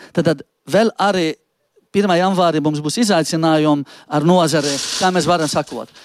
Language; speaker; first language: Latvian; non-native, fluent; Arabic